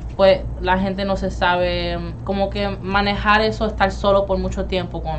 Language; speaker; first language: Spanish; early bilingual, heritage; Spanish